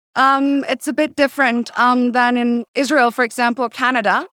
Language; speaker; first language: English; non-native, fluent; German